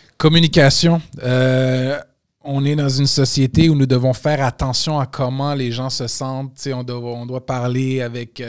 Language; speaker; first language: French; native; French